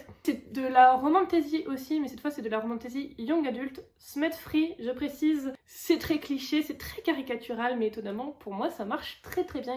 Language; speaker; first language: French; native; French